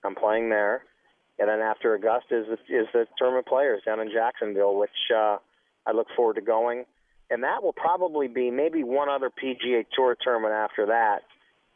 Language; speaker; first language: English; native; English